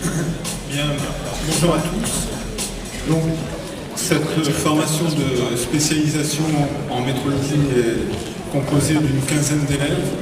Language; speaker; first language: French; native; French